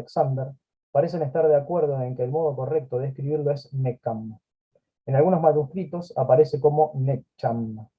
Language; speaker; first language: Spanish; native; Spanish